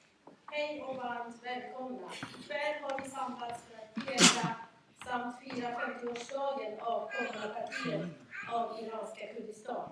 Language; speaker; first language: Swedish; non-native, fluent; Central Kurdish